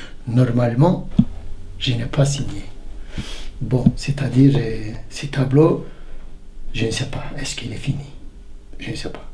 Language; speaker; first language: French; non-native, fluent; Turkish